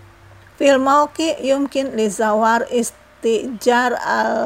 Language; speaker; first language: Arabic; non-native, fluent; Indonesian